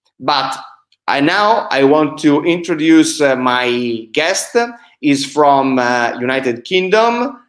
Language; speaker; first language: English; non-native, fluent; Italian